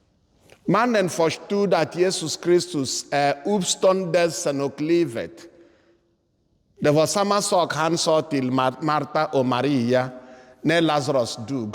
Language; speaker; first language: Swedish; non-native, fluent; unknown